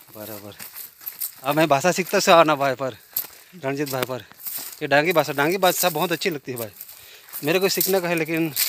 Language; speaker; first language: Hindi; non-native, local second language; Gujarati